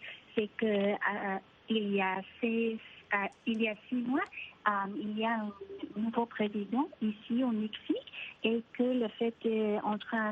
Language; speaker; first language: French; non-native, fluent; Spanish